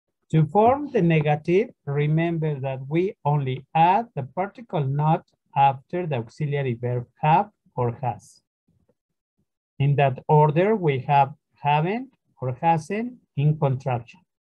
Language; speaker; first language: English; non-native, fluent; Spanish